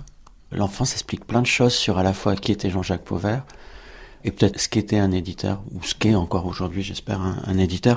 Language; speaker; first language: French; native; French